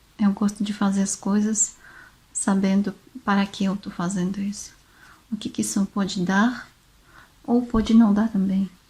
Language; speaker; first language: Portuguese; non-native, fluent; Russian